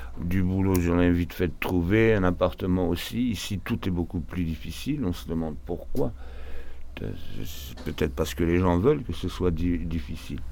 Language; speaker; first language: French; early bilingual, other home language; Portuguese